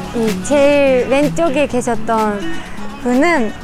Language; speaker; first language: Korean; non-native, fluent; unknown